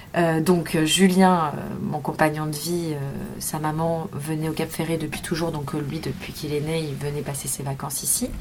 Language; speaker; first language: French; native; French